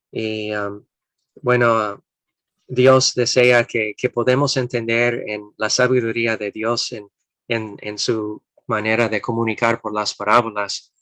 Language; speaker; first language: Spanish; non-native, fluent; English